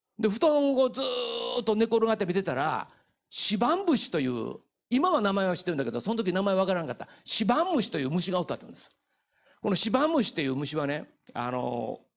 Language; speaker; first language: Japanese; native; Japanese